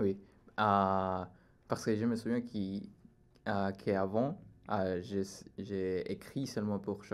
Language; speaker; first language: French; non-native, learner; Spanish